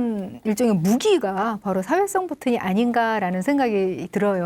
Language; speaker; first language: Korean; native; Korean